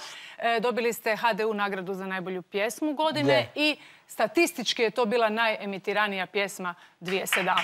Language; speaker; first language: Croatian; native; Croatian